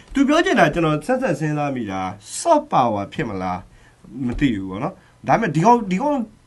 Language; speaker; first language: Burmese; native; Burmese